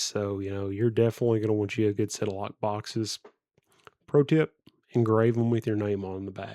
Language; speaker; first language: English; native; English